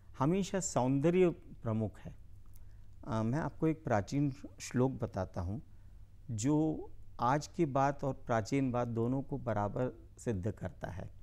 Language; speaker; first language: Hindi; native; Hindi